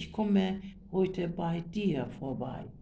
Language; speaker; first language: German; non-native, fluent; Turkish